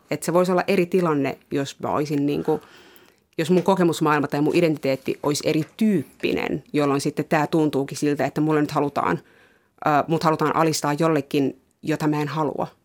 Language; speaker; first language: Finnish; early bilingual, other home language; Somali